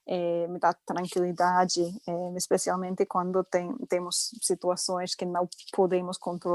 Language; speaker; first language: Portuguese; non-native, fluent; English